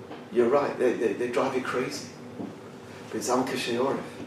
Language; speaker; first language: English; native; English